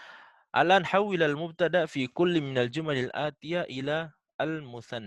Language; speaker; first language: Arabic; non-native, fluent; Indonesian